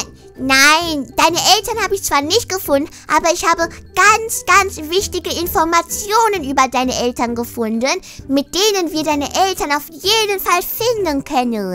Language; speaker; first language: German; native; German